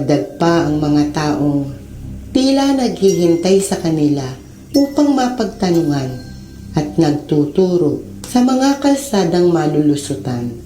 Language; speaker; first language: Filipino; native; Filipino